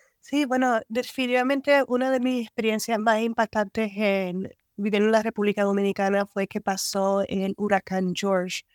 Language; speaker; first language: Spanish; native; Spanish